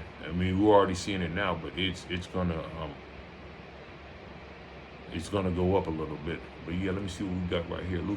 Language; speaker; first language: English; native; English